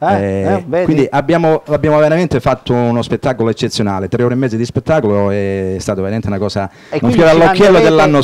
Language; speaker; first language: Italian; native; Italian